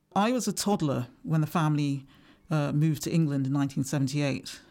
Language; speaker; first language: English; native; English